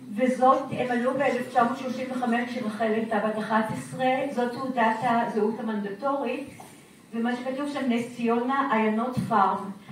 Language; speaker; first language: Hebrew; native; Hebrew